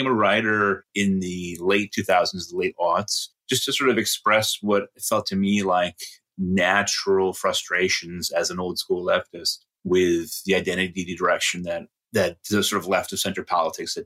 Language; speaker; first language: English; native; English